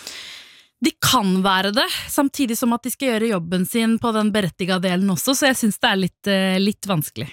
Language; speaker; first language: Norwegian; early bilingual, other home language; Tamil